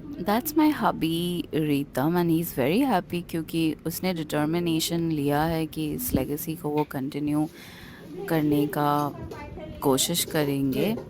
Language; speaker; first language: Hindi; non-native, local second language; Bangla